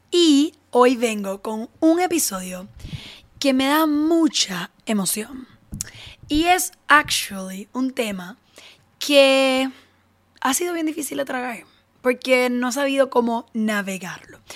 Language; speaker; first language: Spanish; early bilingual, heritage; Spanish